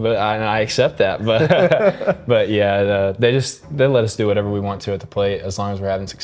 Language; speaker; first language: English; native; English